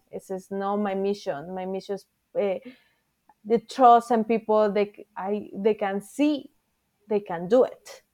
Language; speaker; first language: English; non-native, learner; Spanish